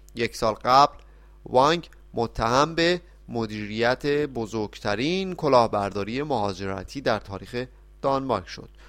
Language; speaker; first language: Persian; native; Persian